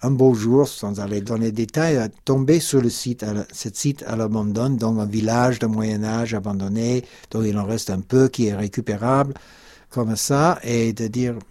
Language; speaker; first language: French; non-native, fluent; English